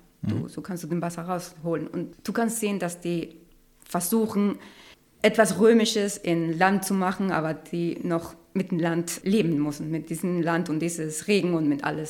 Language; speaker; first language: German; non-native, learner; Spanish